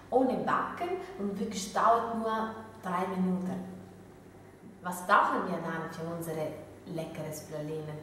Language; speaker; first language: German; non-native, learner; Italian